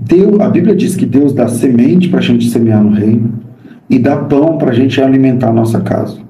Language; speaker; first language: Portuguese; native; Portuguese